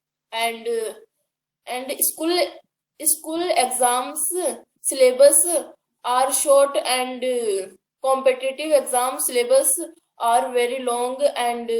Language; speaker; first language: English; non-native, learner; Hindi